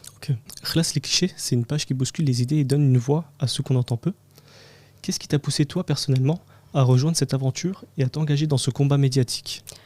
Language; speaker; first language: French; native; French